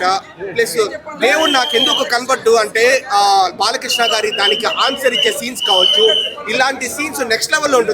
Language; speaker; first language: Telugu; native; Telugu